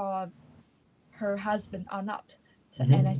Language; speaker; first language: English; non-native, learner; Vietnamese